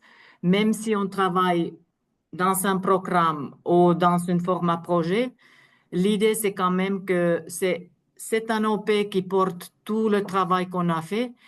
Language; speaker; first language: French; non-native, fluent; Finnish